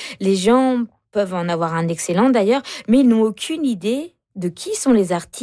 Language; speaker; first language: French; native; French